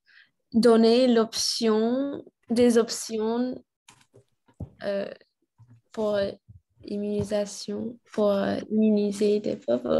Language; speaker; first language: French; non-native, learner; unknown